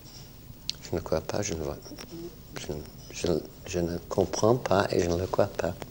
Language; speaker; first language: French; non-native, fluent; English